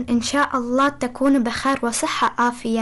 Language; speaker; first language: Arabic; non-native, learner; Persian